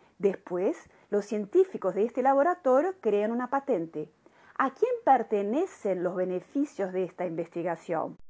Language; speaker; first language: Spanish; non-native, fluent; Portuguese